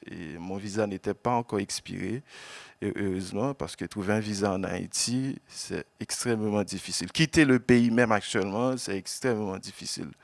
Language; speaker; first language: French; non-native, local second language; Haitian Creole